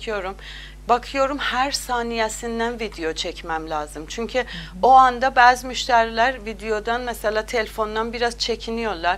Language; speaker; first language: Turkish; non-native, learner; Azerbaijani